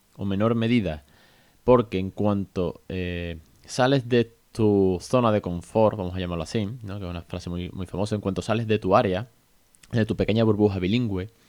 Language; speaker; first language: Spanish; native; Spanish